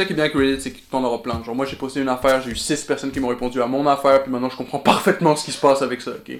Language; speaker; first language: French; native; French